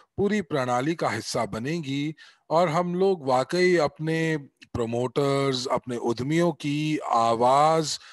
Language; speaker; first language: Hindi; native; Hindi